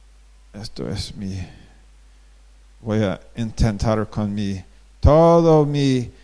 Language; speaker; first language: Spanish; non-native, fluent; English